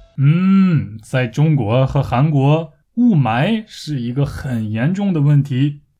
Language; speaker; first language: Chinese; native; Chinese